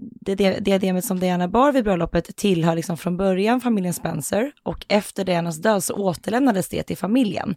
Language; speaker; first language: Swedish; native; Swedish